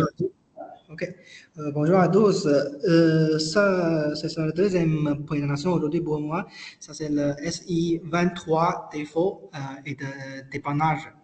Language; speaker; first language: French; non-native, learner; Chinese